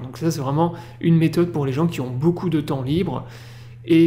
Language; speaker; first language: French; native; French